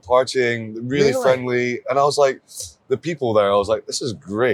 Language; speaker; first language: English; native; English